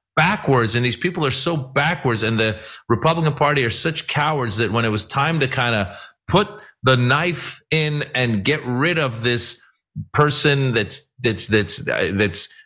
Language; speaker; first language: English; non-native, fluent; Persian